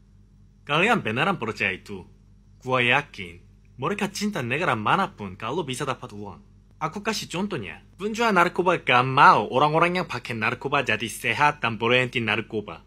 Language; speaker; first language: Indonesian; non-native, fluent; Korean